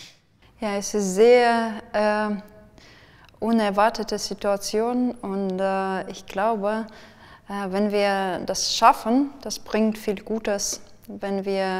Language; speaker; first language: German; non-native, fluent; Russian